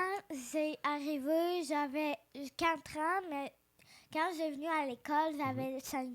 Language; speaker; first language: French; early bilingual, other home language; Ukrainian